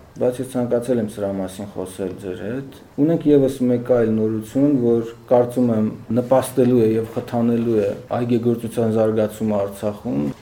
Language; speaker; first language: Armenian; native; Armenian